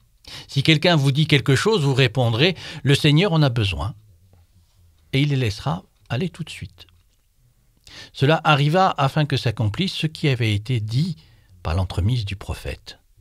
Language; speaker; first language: French; native; French